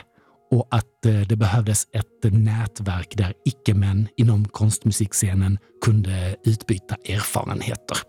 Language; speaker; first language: Swedish; native; Swedish